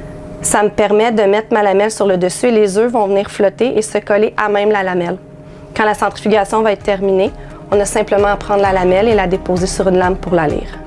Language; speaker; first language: French; native; French